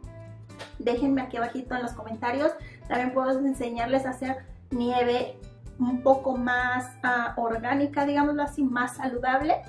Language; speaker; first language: Spanish; native; Spanish